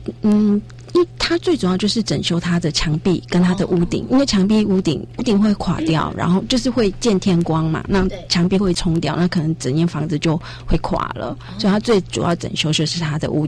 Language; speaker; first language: Chinese; native; Chinese